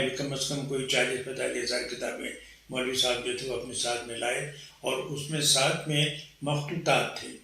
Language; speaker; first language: Urdu; native; Urdu